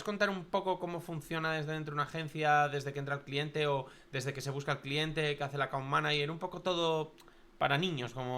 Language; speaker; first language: Spanish; native; Spanish